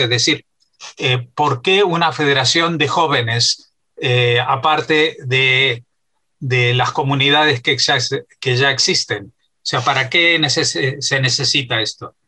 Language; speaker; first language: Spanish; native; Spanish